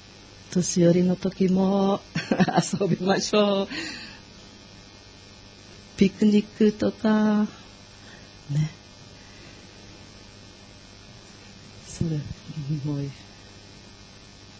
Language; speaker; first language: Japanese; non-native, learner; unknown